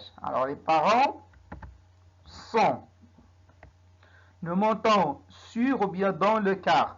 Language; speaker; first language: French; non-native, local second language; Arabic